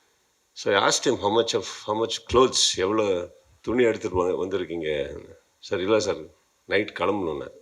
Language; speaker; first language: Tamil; non-native, learner; Kannada